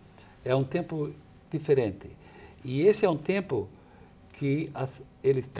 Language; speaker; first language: Portuguese; non-native, fluent; English